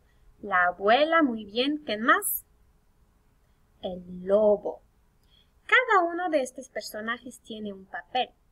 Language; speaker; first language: Spanish; non-native, fluent; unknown